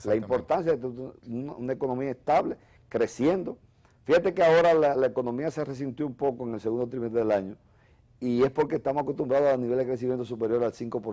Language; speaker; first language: Spanish; native; Spanish